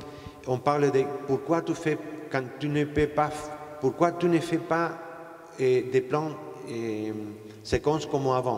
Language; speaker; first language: French; non-native, fluent; Spanish